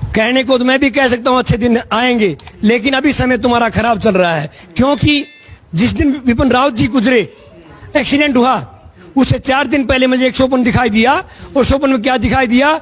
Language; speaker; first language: Hindi; native; Hindi